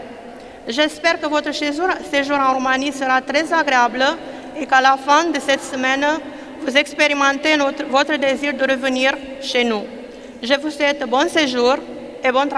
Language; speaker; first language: French; non-native, fluent; Romanian